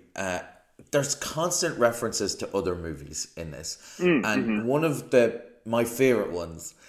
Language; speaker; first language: English; native; English